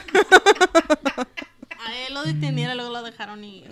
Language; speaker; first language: Spanish; early bilingual, heritage; Spanish